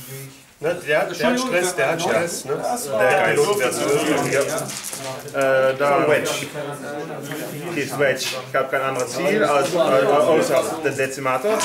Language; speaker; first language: German; native; German